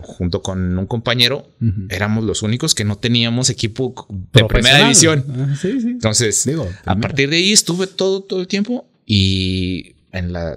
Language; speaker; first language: Spanish; native; Spanish